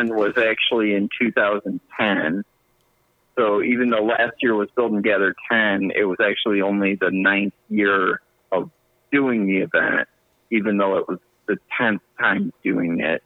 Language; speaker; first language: English; native; English